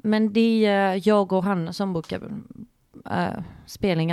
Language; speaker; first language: Swedish; non-native, fluent; Greek